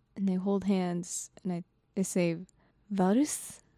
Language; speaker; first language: English; non-native, fluent; Japanese